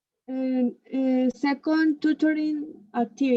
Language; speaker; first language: English; non-native, learner; Spanish